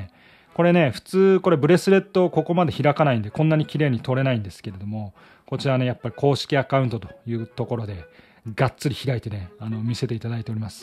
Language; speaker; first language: Japanese; native; Japanese